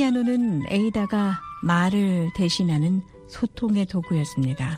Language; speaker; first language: Korean; native; Korean